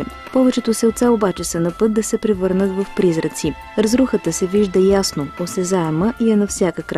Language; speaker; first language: Bulgarian; native; Bulgarian